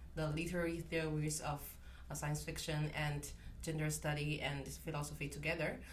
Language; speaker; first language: English; non-native, fluent; Chinese